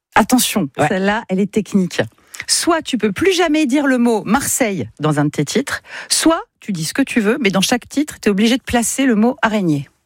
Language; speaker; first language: French; native; French